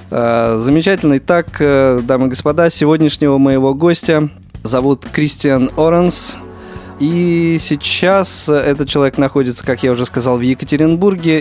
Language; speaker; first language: Russian; native; Russian